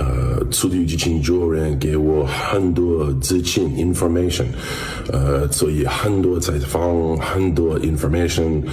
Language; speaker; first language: Chinese; non-native, learner; English